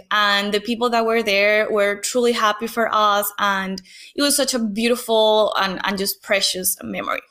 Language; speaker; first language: English; non-native, fluent; Spanish